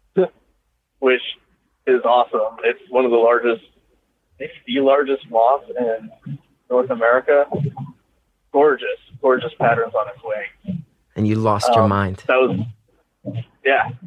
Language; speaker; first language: English; native; English